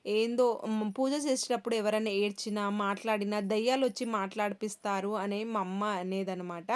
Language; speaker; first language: Telugu; non-native, local second language; Kannada